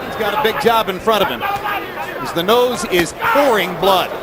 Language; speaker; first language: English; native; English